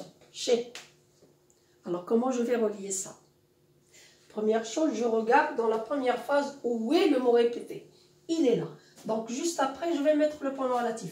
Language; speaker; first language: French; non-native, local second language; Arabic